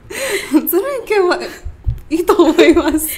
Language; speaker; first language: Japanese; non-native, learner; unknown